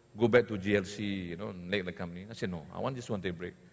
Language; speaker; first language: English; non-native, local second language; Malay